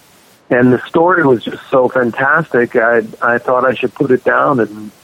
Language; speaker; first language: English; native; English